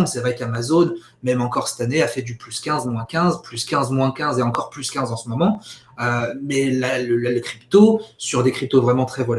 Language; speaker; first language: French; native; French